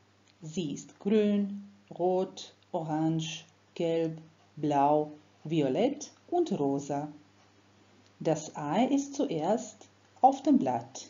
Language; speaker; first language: German; non-native, fluent; Croatian